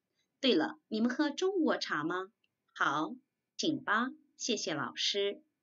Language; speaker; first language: Chinese; non-native, fluent; Korean